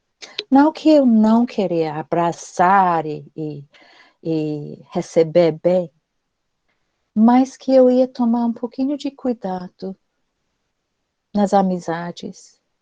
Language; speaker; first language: Portuguese; non-native, fluent; English